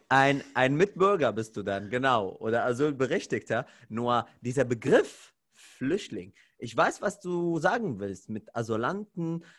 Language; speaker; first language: German; non-native, fluent; Arabic